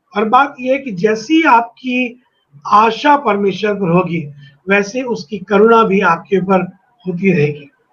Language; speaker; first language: Hindi; native; Hindi